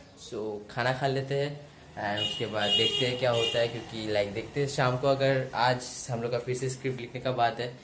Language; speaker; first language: Hindi; non-native, local second language; Bangla